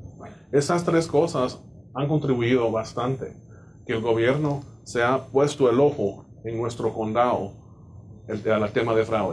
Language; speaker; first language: Spanish; native; Spanish